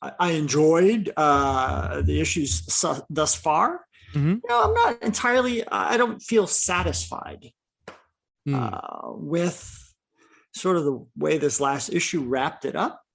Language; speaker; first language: English; native; English